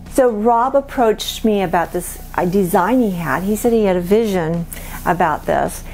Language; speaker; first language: English; non-native, fluent; Spanish